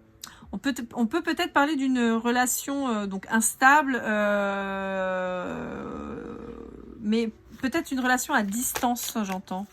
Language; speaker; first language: French; native; French